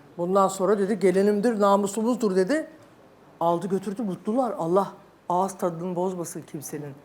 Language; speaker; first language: Turkish; native; Turkish